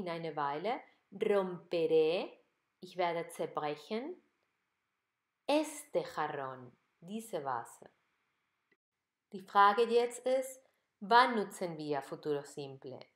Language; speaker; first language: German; non-native, fluent; Spanish